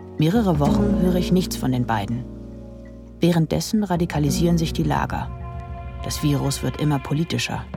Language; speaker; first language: German; native; German